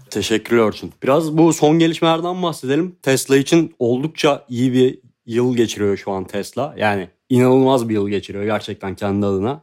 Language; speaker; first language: Turkish; native; Turkish